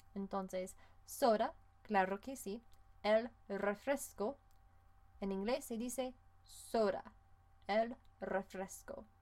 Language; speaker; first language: Spanish; non-native, fluent; English